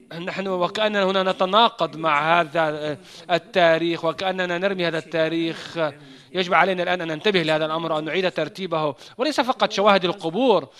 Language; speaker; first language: Arabic; non-native, fluent; Turkish